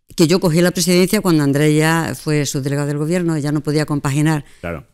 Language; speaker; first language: Spanish; native; Spanish